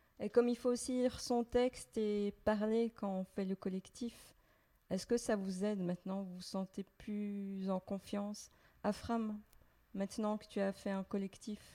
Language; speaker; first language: French; native; French